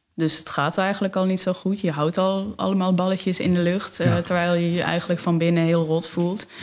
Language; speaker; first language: Dutch; native; Dutch